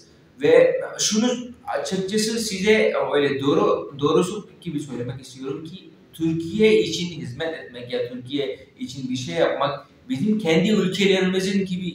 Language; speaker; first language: Turkish; non-native, fluent; Urdu